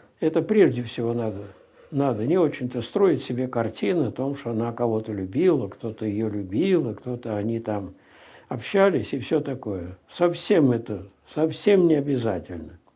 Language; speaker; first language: Russian; native; Russian